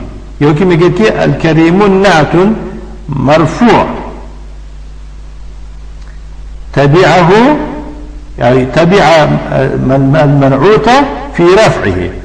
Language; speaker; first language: Arabic; non-native, fluent; Tajik